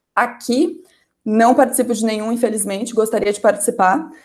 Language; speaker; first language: Portuguese; native; Portuguese